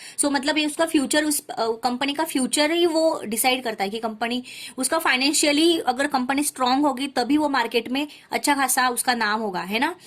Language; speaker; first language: Hindi; non-native, local second language; Marathi